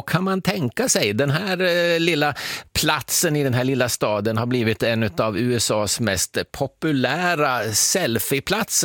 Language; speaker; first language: Swedish; native; Swedish